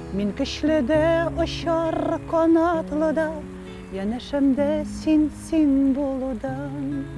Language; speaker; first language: Tatar; non-native, local second language; Russian